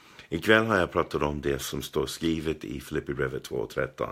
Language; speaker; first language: Swedish; non-native, fluent; English